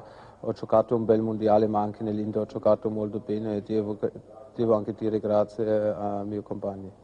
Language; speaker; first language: Italian; non-native, fluent; German